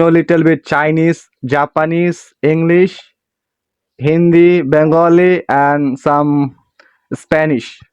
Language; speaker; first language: English; non-native, learner; Bangla